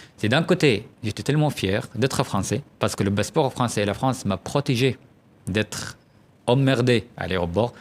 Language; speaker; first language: French; non-native, fluent; Arabic